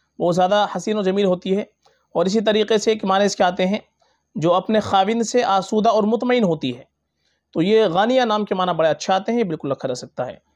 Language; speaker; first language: Urdu; native; Urdu